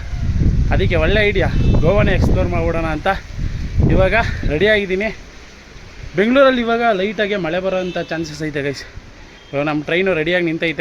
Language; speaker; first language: Kannada; native; Kannada